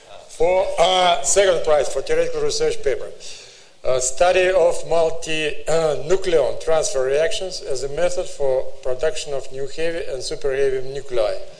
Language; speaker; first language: English; non-native, fluent; Russian